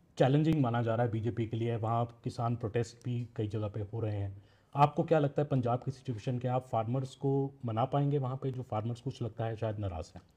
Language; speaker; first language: Hindi; native; Hindi